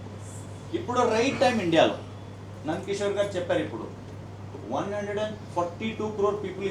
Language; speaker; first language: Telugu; non-native, learner; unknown